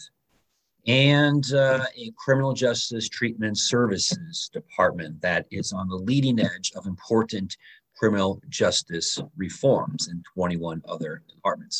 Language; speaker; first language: English; native; English